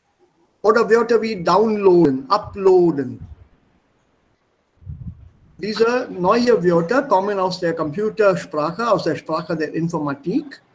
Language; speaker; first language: German; non-native, fluent; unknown